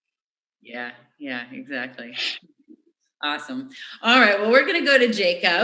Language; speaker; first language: English; native; English